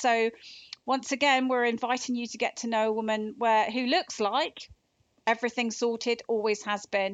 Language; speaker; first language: English; native; English